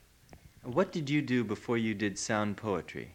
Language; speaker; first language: English; native; English